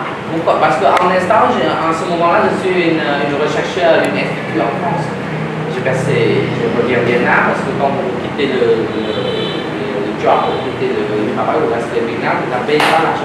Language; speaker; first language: French; non-native, learner; Vietnamese